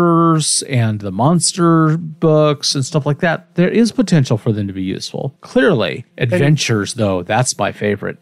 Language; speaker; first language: English; native; English